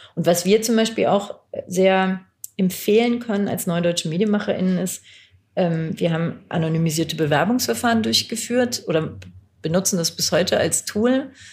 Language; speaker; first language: German; early bilingual, other home language; Turkish